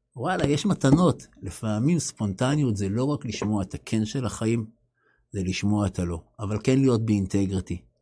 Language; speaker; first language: Hebrew; native; Hebrew